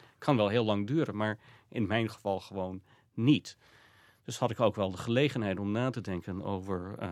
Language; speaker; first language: Dutch; non-native, fluent; English